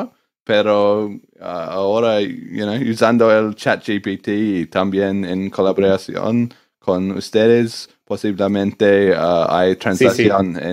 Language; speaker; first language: Spanish; non-native, learner; English